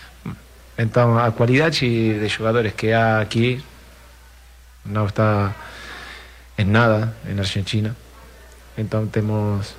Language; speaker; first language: Portuguese; non-native, fluent; Spanish